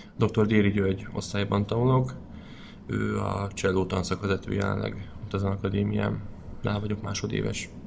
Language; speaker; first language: Hungarian; native; Hungarian